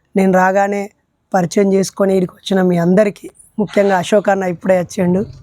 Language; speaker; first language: Telugu; native; Telugu